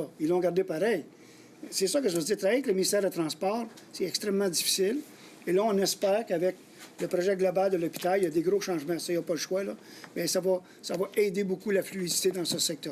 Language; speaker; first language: French; native; French